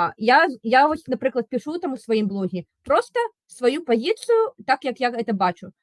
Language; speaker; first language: Belarusian; non-native, local second language; Russian